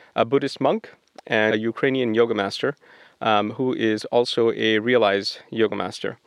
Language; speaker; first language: English; non-native, local second language; Bangla